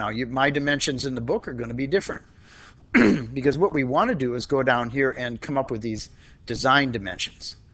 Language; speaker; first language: English; native; English